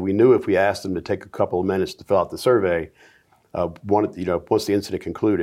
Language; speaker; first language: English; native; English